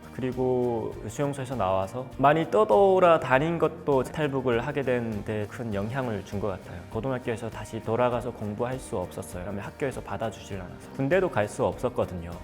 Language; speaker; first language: Korean; native; Korean